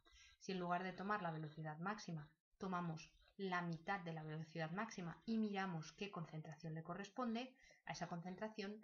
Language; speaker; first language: Spanish; native; Spanish